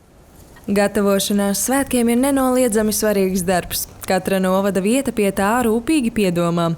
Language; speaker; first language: Latvian; native; Latvian